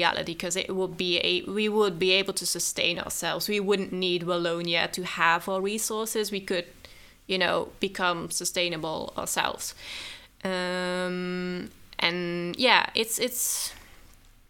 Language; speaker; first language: English; non-native, fluent; Dutch